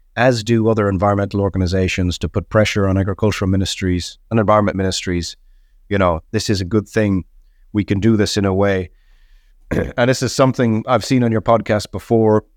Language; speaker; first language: English; native; English